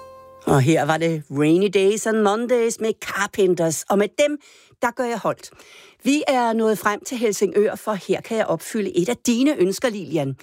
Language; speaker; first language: Danish; native; Danish